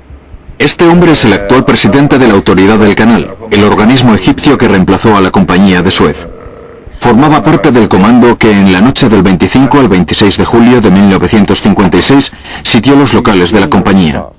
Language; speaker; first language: Spanish; native; Spanish